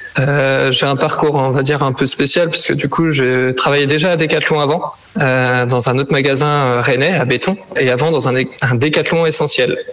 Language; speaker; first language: French; native; French